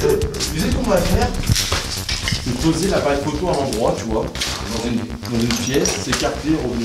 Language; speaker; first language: French; native; French